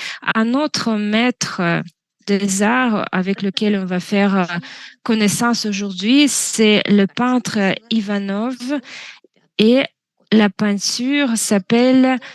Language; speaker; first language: French; non-native, fluent; Russian